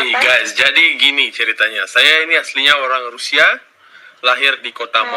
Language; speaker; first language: Indonesian; early bilingual, other home language; Russian